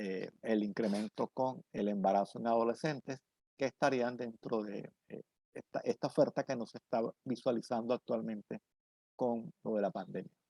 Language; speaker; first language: Spanish; native; Spanish